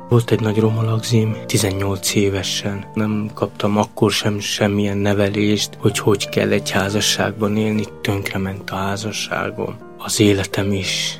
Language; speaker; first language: Hungarian; non-native, local second language; Romany